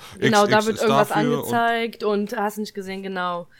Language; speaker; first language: German; early bilingual, other home language; Polish